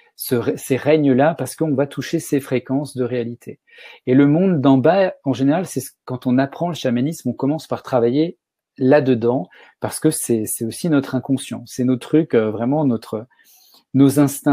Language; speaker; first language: French; native; French